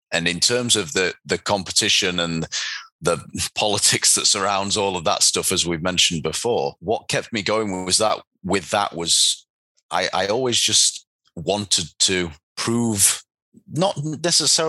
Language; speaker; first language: English; native; English